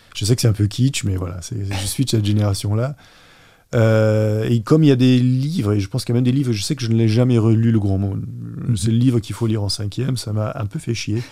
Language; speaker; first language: French; non-native, local second language; Luxembourgish